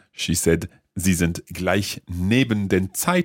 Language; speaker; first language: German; non-native, learner; English